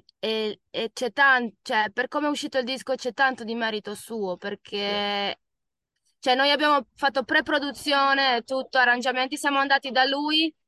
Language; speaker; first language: Italian; non-native, fluent; Croatian